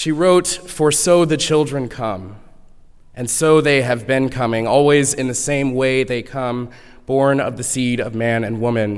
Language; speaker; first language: English; native; English